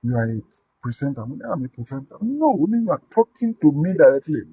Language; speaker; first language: English; non-native, local second language; Yoruba